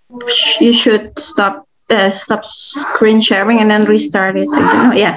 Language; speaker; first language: English; non-native, fluent; Indonesian